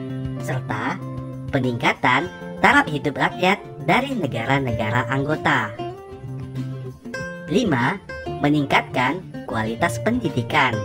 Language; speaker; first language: Indonesian; native; Indonesian